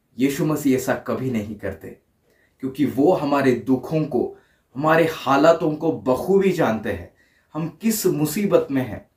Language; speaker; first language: Hindi; non-native, local second language; Marathi